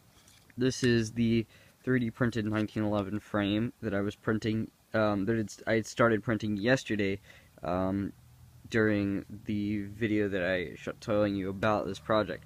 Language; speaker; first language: English; native; English